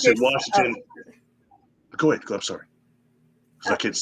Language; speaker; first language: English; native; English